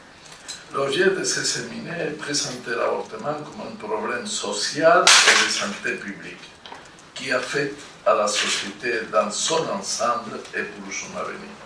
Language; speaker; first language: French; non-native, fluent; Spanish